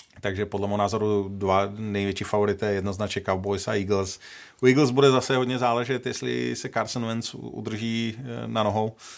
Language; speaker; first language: Czech; native; Czech